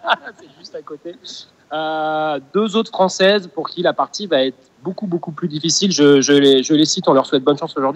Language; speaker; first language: French; native; French